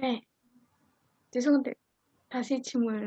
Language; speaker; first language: Korean; non-native, learner; Vietnamese